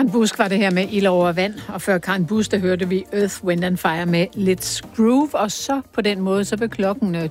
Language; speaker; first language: Danish; native; Danish